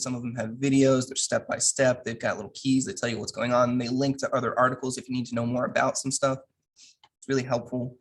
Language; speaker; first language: English; native; English